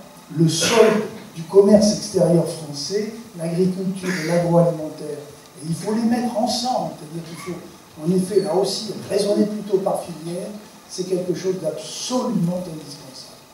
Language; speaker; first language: French; native; French